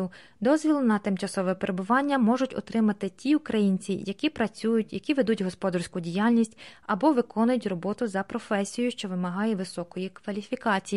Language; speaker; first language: Ukrainian; native; Ukrainian